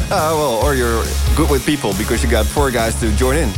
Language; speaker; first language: English; non-native, fluent; Dutch